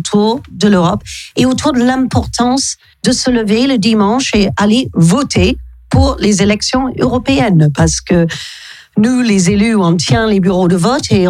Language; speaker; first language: French; non-native, fluent; English